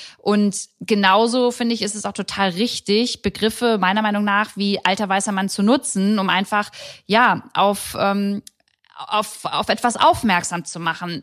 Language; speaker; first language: German; native; German